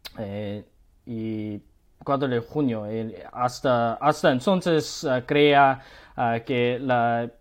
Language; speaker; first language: Spanish; non-native, learner; Korean